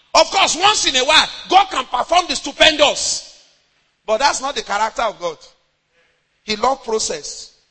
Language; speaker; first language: English; non-native, local second language; Yoruba